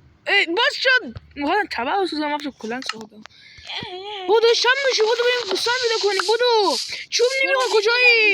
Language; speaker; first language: Persian; native; Persian